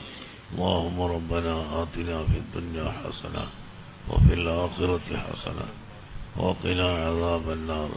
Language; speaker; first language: Arabic; non-native, fluent; Malayalam